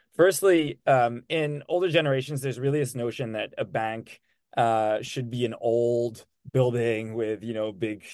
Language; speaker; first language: English; non-native, fluent; French